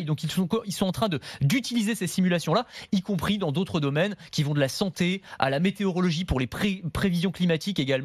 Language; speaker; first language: French; native; French